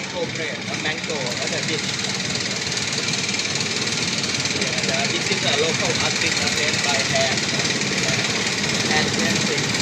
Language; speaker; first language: English; non-native, learner; Thai